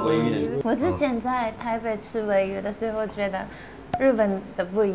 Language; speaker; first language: Chinese; non-native, fluent; Japanese